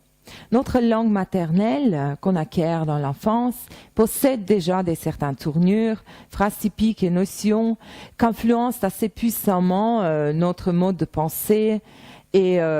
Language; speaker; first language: French; non-native, fluent; Russian